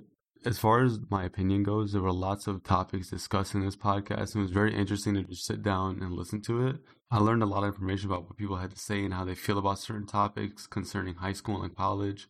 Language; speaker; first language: English; native; English